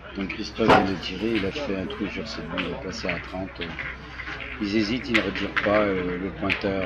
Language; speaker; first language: French; native; French